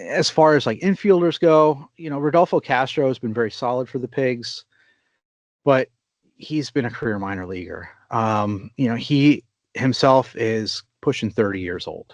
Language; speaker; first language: English; native; English